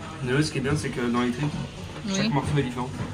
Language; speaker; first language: French; native; French